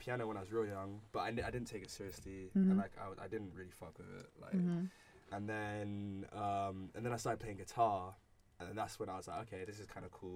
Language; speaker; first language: English; native; English